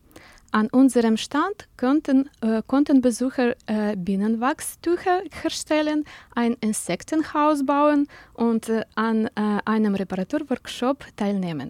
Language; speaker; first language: German; non-native, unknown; Ukrainian